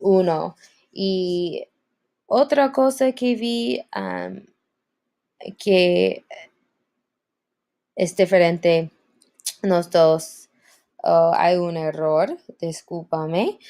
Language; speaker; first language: Spanish; non-native, learner; English